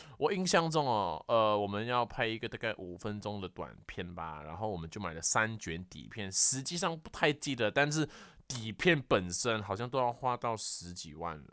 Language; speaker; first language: Chinese; native; Chinese